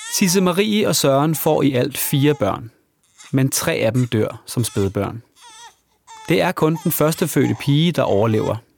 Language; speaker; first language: Danish; native; Danish